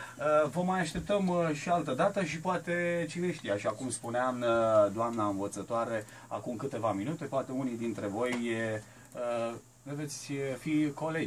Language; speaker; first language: Romanian; native; Romanian